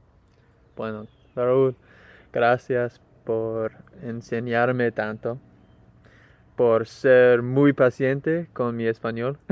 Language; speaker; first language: Spanish; non-native, learner; English